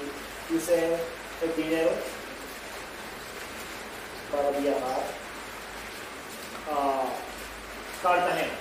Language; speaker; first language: Spanish; non-native, learner; Japanese